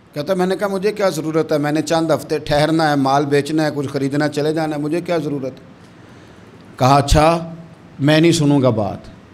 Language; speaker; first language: Urdu; non-native, local second language; Punjabi